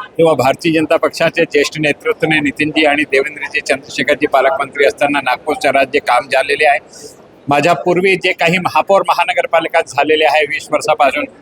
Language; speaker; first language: Marathi; non-native, local second language; Hindi